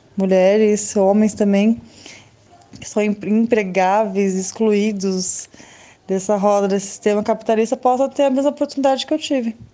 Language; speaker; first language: Portuguese; native; Portuguese